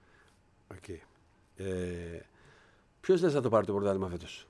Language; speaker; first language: Greek; native; Greek